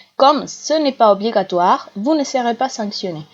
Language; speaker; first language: French; non-native, fluent; Spanish